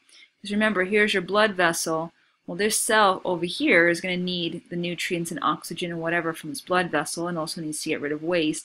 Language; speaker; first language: English; native; English